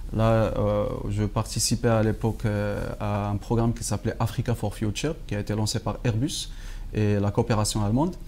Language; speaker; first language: French; non-native, local second language; Arabic